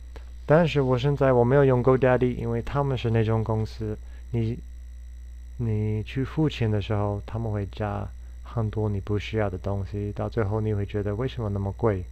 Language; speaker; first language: Chinese; non-native, fluent; English